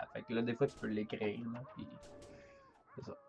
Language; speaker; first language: French; native; French